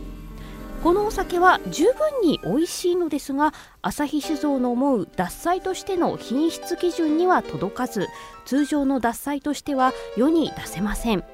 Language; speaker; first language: Japanese; native; Japanese